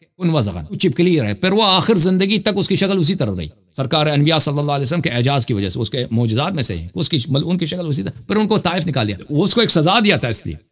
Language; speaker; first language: Urdu; non-native, fluent; Persian